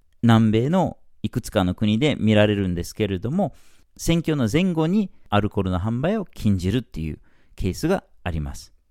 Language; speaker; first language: Japanese; non-native, fluent; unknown